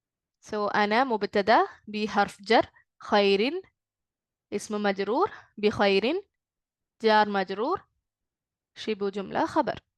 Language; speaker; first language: Arabic; non-native, fluent; Malayalam